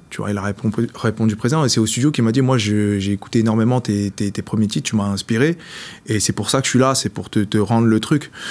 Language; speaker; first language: French; native; French